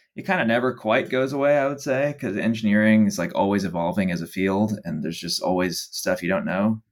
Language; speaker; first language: English; native; English